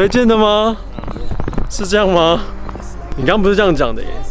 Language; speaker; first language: Chinese; native; Chinese